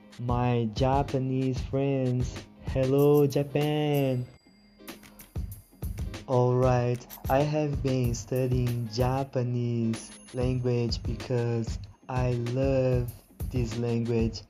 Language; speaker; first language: English; non-native, learner; Portuguese